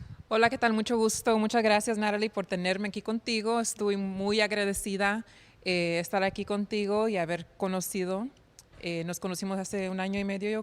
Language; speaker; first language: Spanish; early bilingual, heritage; Spanish